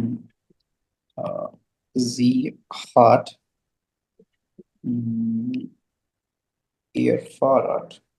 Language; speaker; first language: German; non-native, fluent; Hindi